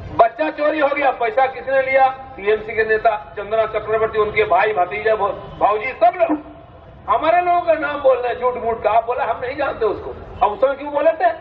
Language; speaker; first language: Hindi; non-native, local second language; Bangla